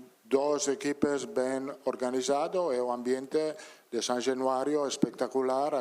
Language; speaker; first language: Portuguese; non-native, fluent; Italian